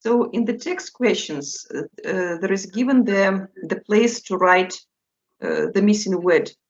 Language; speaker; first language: English; non-native, fluent; Russian